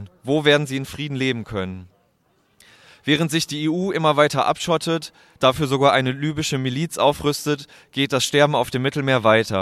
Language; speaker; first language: German; native; German